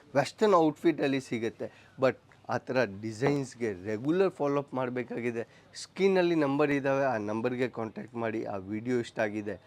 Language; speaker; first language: Kannada; non-native, local second language; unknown